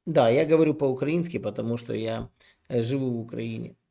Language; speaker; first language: Russian; non-native, local second language; Ukrainian